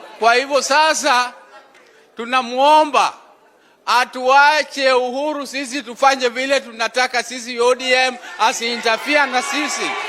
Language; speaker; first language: Swahili; non-native, local second language; Luo (Kenya and Tanzania)